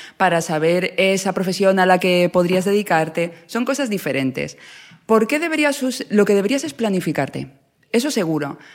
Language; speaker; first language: Spanish; native; Spanish